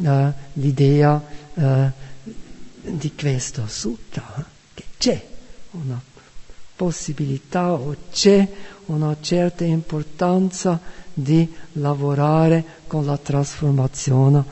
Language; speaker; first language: Italian; non-native, fluent; German